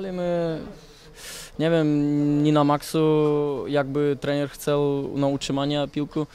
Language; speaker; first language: Polish; non-native, learner; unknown